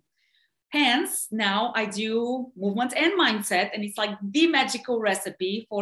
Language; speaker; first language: English; non-native, fluent; Bulgarian